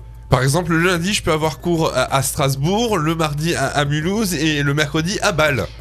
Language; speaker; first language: French; native; French